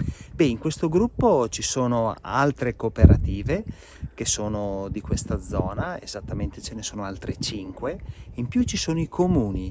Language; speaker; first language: Italian; native; Italian